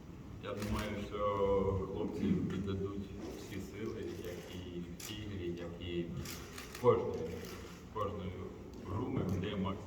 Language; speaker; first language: Ukrainian; non-native, local second language; Russian